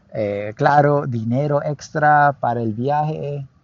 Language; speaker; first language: Spanish; non-native, learner; English